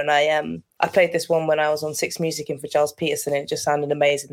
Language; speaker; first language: English; native; English